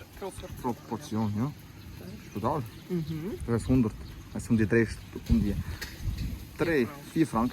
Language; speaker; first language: German; early bilingual, other home language; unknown